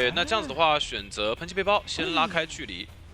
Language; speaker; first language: Chinese; native; Chinese